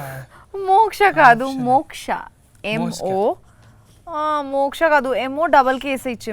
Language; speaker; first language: Telugu; non-native, learner; Bangla